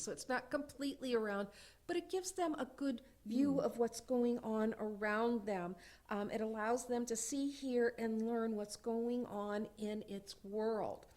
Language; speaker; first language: English; native; English